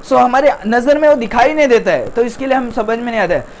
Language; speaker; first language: Hindi; non-native, local second language; Tamil